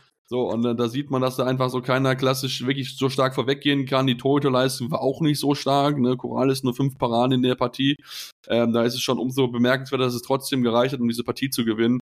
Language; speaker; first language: German; native; German